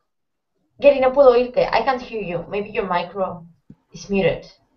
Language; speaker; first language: English; non-native, fluent; Spanish